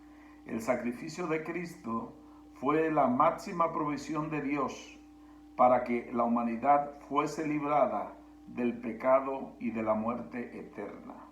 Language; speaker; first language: Spanish; native; Spanish